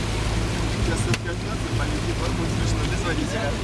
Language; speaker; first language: Russian; native; Russian